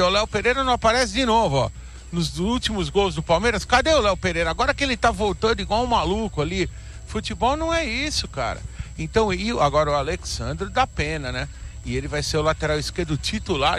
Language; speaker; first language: Portuguese; native; Portuguese